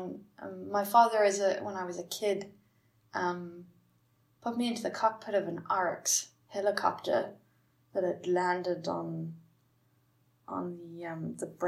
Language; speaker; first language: English; native; English